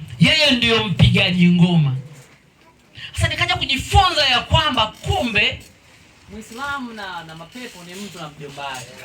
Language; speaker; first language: Swahili; native; Swahili